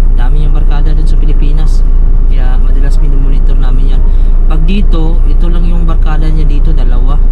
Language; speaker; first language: Filipino; non-native, local second language; Cebuano